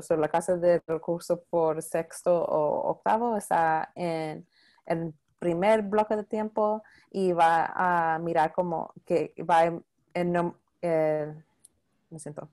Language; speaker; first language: Spanish; non-native, local second language; English